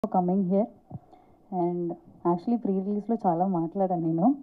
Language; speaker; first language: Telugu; non-native, learner; Malayalam